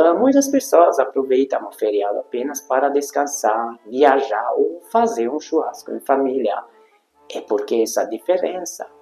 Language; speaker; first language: Portuguese; non-native, fluent; Hungarian